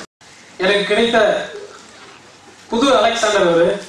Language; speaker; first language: Tamil; native; Tamil